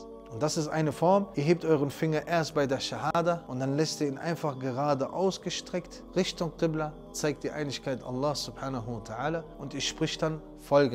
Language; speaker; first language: German; native; German